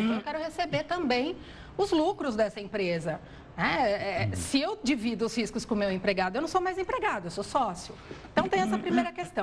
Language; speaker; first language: Portuguese; native; Portuguese